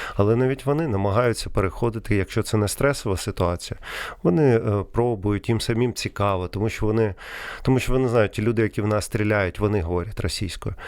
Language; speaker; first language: Ukrainian; non-native, local second language; Russian